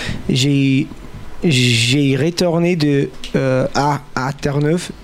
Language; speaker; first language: French; non-native, learner; English